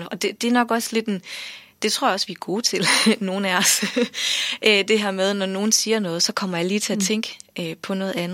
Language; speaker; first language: Danish; native; Danish